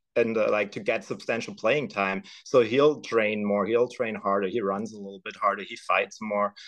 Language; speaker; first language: English; non-native, fluent; German